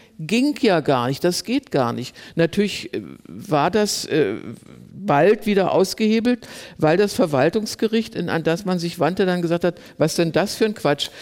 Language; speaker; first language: German; native; German